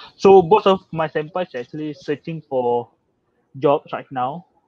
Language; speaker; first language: English; non-native, local second language; Malay